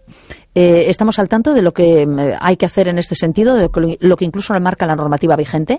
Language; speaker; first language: Spanish; native; Spanish